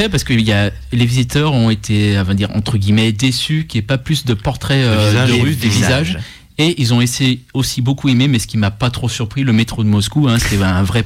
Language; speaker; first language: French; native; French